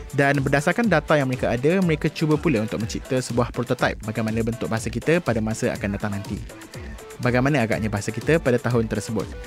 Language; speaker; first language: Malay; native; Malay